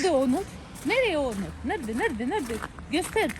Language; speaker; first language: Turkish; non-native, learner; Russian